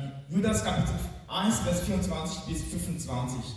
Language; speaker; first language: German; non-native, fluent; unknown